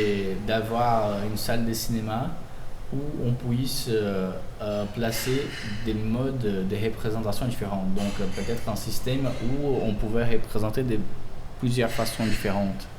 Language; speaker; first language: French; non-native, fluent; Portuguese